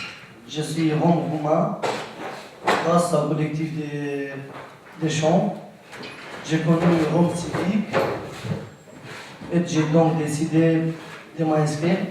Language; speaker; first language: French; non-native, learner; Romanian